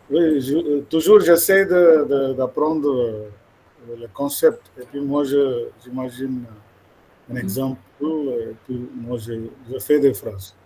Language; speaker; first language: French; non-native, fluent; Malayalam